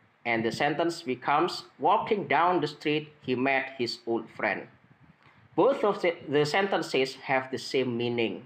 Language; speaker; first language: English; non-native, fluent; Indonesian